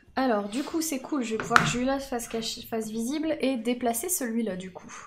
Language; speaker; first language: French; native; French